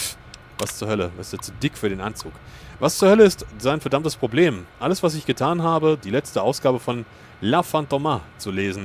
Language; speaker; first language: German; native; German